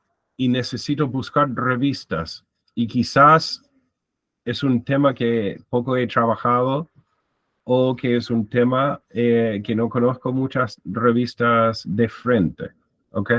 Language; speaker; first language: Spanish; non-native, fluent; English